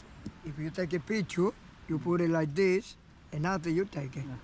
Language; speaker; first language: English; non-native, learner; Spanish